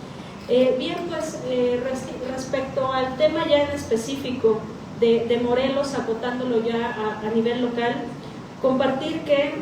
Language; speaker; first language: Spanish; native; Spanish